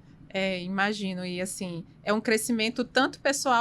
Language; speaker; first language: Portuguese; native; Portuguese